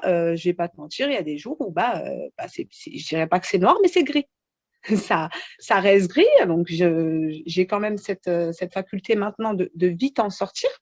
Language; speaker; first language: French; native; French